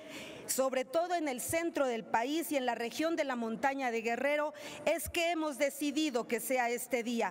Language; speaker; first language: Spanish; native; Spanish